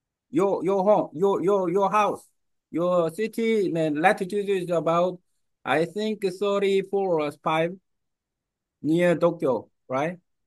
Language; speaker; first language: English; non-native, learner; Korean